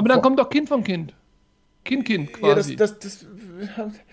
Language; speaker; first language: German; native; German